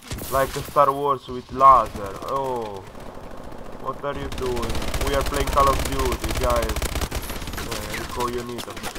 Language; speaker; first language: English; non-native, learner; Italian